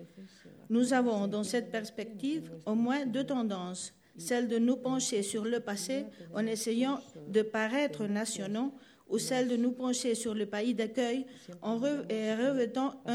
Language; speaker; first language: French; non-native, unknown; Spanish